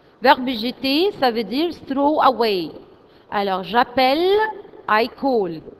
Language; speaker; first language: French; non-native, fluent; Arabic